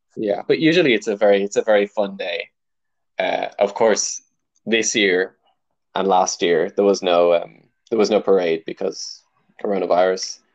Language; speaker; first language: English; native; English